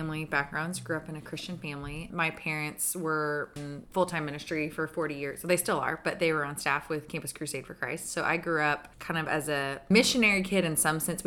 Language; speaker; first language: English; native; English